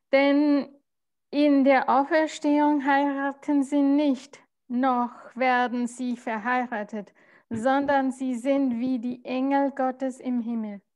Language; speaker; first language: German; non-native, fluent; Spanish